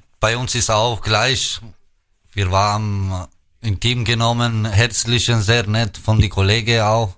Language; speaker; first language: German; non-native, learner; Albanian